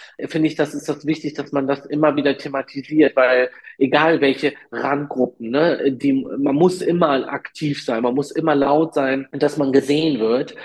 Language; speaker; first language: German; early bilingual, other home language; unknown